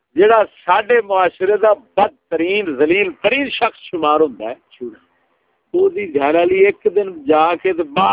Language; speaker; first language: Urdu; non-native, local second language; Punjabi